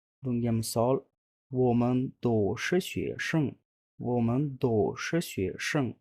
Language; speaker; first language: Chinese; non-native, fluent; Uzbek